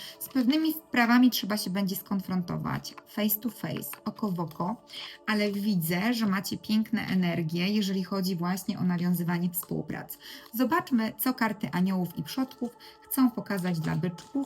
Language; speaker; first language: Polish; native; Polish